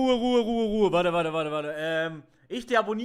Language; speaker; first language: German; native; German